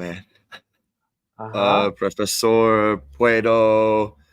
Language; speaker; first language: Spanish; non-native, learner; English